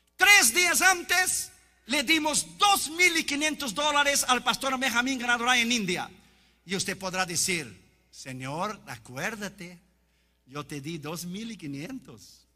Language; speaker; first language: Spanish; non-native, fluent; Portuguese